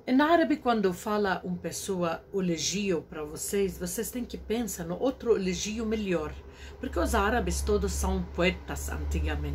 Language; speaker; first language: Portuguese; non-native, learner; Arabic